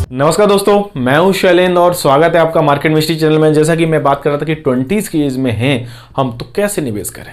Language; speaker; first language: Hindi; native; Hindi